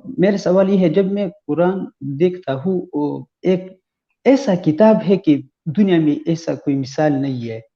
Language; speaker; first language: Hindi; non-native, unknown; Pashto